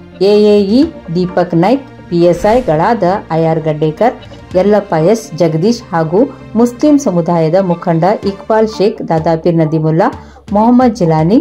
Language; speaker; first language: Kannada; native; Kannada